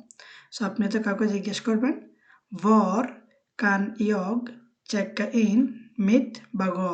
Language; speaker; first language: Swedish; non-native, fluent; Bangla